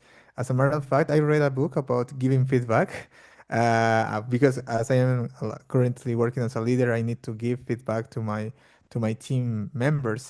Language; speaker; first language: English; non-native, fluent; Portuguese